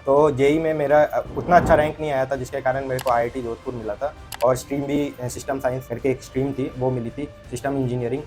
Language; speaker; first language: Hindi; native; Hindi